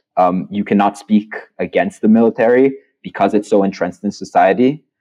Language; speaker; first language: English; non-native, fluent; Hebrew